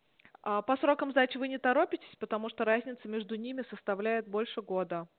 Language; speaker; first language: Russian; native; Russian